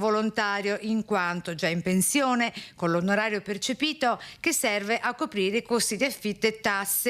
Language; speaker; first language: Italian; native; Italian